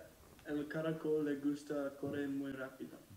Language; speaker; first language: Spanish; non-native, learner; English